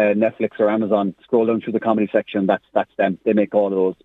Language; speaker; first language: English; native; English